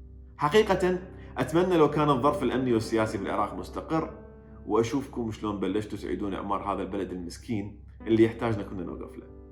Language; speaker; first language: Arabic; native; Arabic